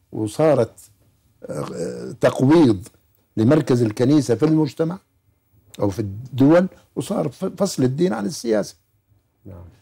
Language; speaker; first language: Arabic; native; Arabic